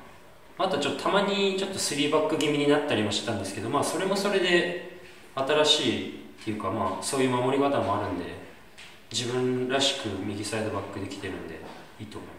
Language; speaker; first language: Japanese; native; Japanese